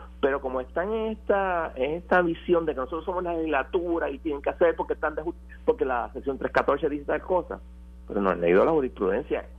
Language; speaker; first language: Spanish; native; Spanish